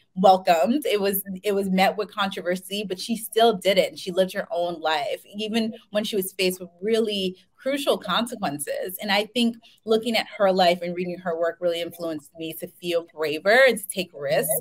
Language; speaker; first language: English; native; English